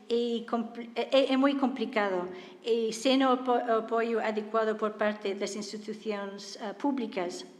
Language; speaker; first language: Galician; non-native, fluent; English